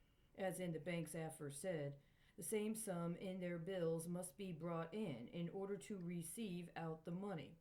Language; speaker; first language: English; native; English